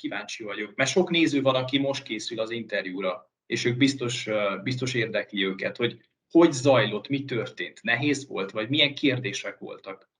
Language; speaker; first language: Hungarian; native; Hungarian